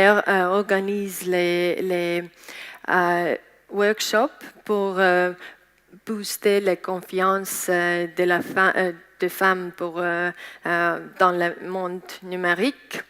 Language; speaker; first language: French; non-native, learner; Estonian